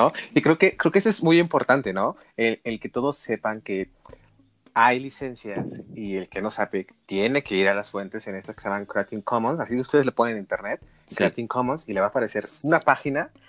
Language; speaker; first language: Spanish; native; Spanish